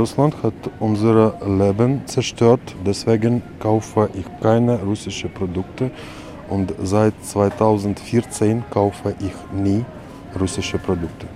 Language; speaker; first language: German; non-native, learner; Russian